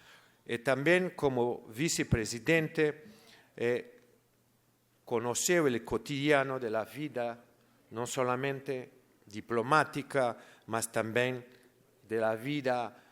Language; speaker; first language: Spanish; non-native, learner; Portuguese